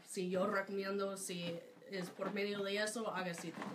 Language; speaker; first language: Spanish; non-native, fluent; English